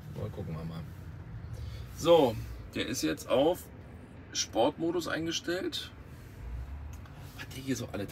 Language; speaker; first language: German; native; German